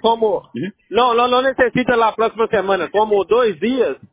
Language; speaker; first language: Spanish; non-native, learner; Portuguese